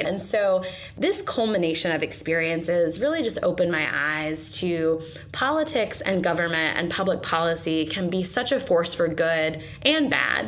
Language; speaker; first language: English; native; English